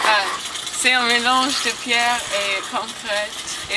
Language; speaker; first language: French; non-native, learner; English